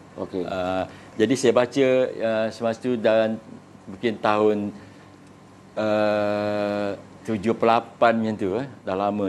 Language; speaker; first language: Malay; native; Malay